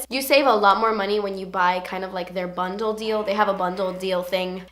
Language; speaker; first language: English; native; English